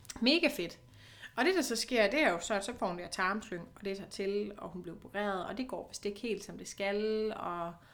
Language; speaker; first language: Danish; native; Danish